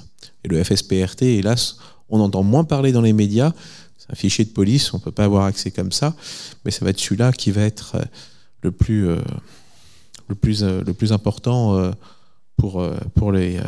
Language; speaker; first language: French; native; French